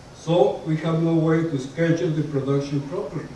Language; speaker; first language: English; non-native, fluent; Spanish